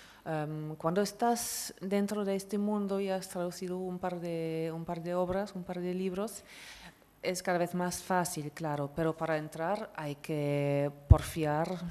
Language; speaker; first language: Spanish; non-native, fluent; German